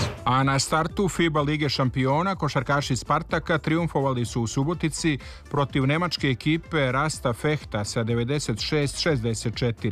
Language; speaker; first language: Serbian; native; Serbian